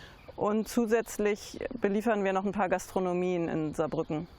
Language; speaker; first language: German; native; German